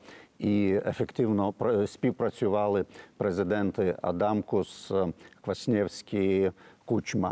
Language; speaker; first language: Ukrainian; non-native, fluent; Lithuanian